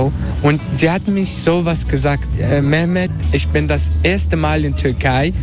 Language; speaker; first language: German; non-native, learner; Turkish